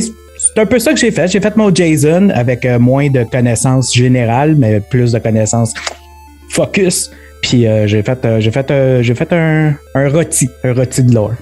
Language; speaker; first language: French; native; French